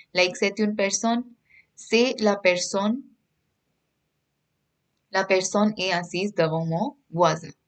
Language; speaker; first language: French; non-native, fluent; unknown